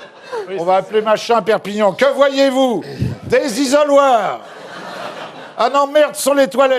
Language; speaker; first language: French; native; French